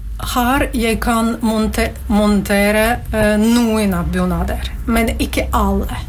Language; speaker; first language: Norwegian; non-native, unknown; Russian